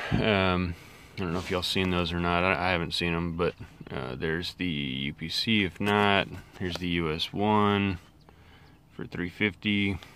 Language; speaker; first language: English; native; English